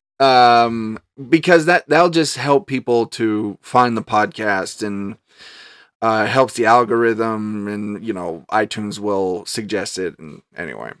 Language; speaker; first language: English; native; English